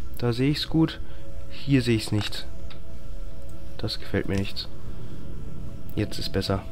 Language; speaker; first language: German; native; German